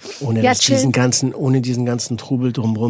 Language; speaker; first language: German; native; German